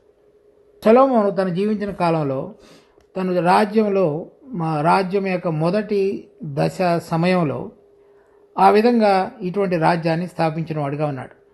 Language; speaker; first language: Telugu; native; Telugu